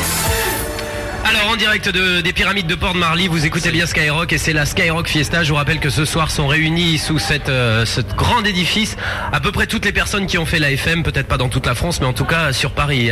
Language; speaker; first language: French; native; French